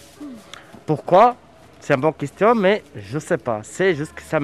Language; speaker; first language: French; non-native, fluent; Serbian